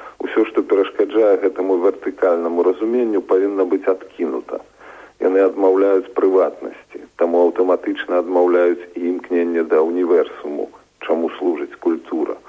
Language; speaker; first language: Belarusian; native; Belarusian